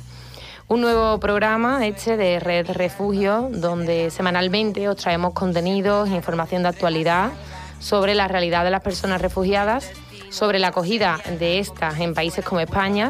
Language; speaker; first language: Spanish; native; Spanish